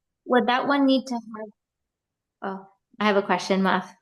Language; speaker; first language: English; early bilingual, heritage; English